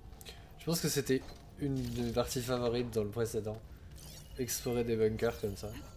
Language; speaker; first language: French; native; French